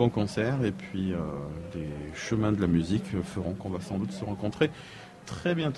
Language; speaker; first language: French; native; French